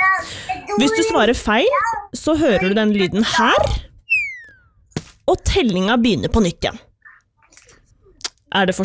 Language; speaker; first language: Norwegian; native; Norwegian